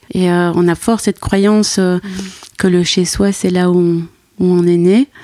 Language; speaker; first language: French; native; French